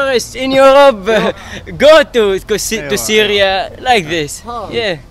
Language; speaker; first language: English; non-native, learner; Arabic